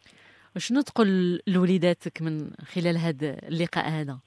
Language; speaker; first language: Arabic; native; Arabic